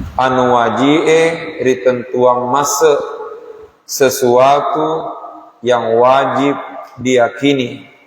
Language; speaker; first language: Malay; non-native, local second language; Buginese